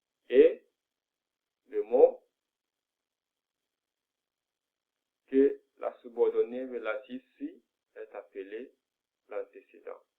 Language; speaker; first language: French; non-native, fluent; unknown